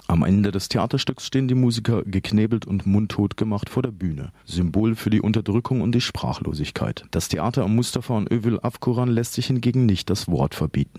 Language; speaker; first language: German; native; German